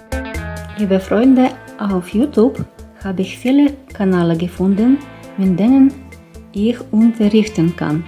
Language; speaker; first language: German; non-native, learner; Russian